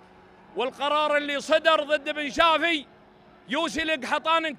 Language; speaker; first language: Arabic; native; Arabic